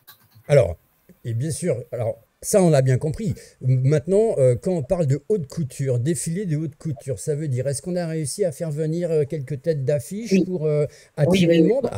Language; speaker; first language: French; native; French